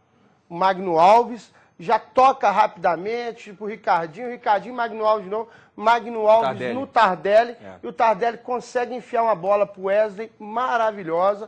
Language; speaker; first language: Portuguese; native; Portuguese